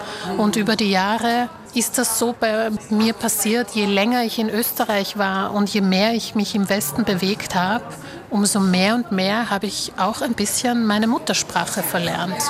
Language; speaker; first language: German; early bilingual, other home language; Slovak